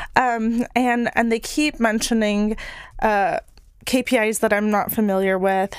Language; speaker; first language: English; early bilingual, other home language; Bosnian